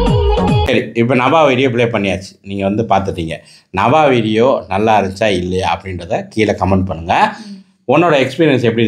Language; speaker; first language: Tamil; native; Tamil